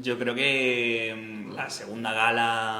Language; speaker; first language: Spanish; native; Spanish